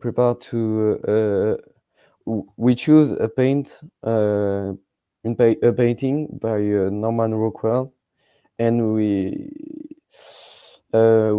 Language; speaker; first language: English; non-native, learner; French